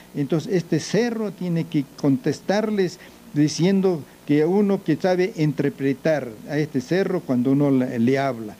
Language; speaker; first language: Spanish; native; Spanish